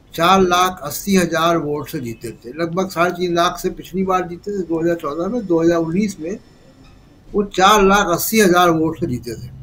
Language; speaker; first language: Hindi; native; Hindi